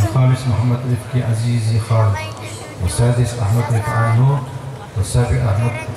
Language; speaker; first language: Arabic; non-native, fluent; Indonesian